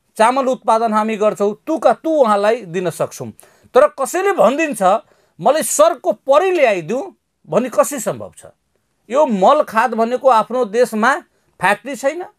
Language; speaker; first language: Nepali; non-native, local second language; Maithili